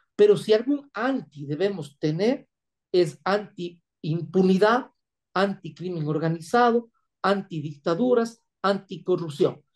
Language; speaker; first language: Spanish; native; Spanish